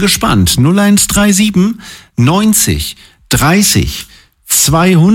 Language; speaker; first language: German; native; German